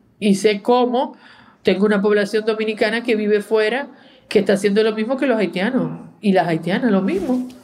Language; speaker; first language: Spanish; native; Spanish